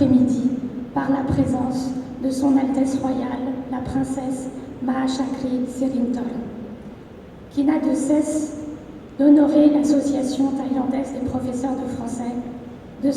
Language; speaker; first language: French; native; French